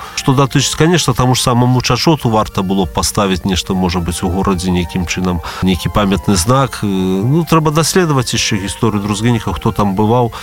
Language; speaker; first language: Belarusian; native; Belarusian